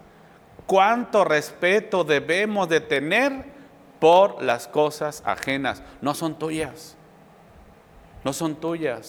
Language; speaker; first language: Spanish; native; Spanish